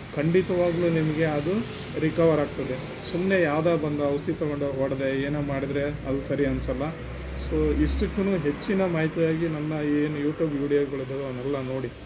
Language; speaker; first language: Kannada; native; Kannada